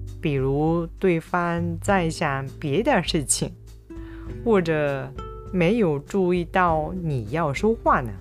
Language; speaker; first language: Chinese; non-native, fluent; Japanese